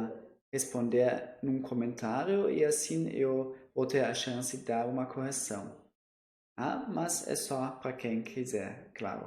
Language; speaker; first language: Portuguese; non-native, fluent; German